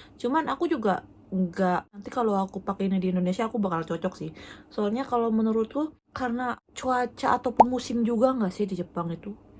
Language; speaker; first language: Indonesian; native; Indonesian